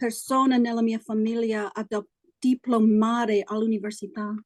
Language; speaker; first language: Italian; non-native, learner; English